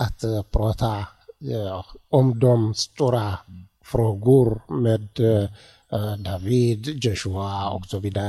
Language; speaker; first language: Swedish; non-native, learner; Tigrinya